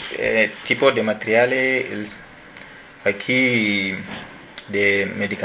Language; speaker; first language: Spanish; non-native, learner; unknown